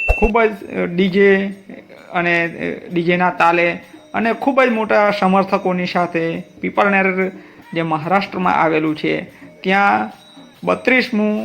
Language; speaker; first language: Gujarati; native; Gujarati